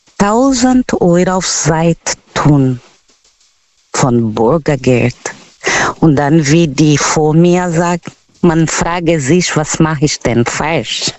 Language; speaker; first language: German; non-native, learner; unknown